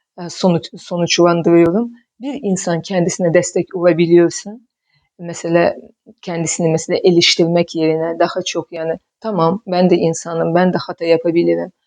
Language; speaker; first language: Turkish; non-native, fluent; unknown